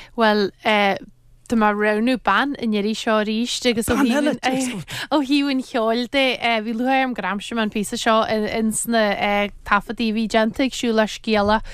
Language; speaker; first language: Irish; native; Irish